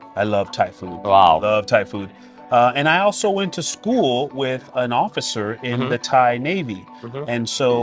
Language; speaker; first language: English; native; English